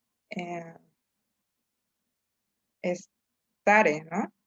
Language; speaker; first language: Italian; non-native, learner; Spanish